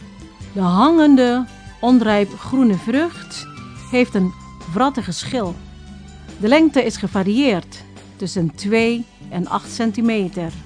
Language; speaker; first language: Dutch; non-native, fluent; Indonesian